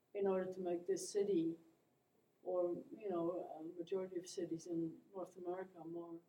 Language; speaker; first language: English; non-native, fluent; Dutch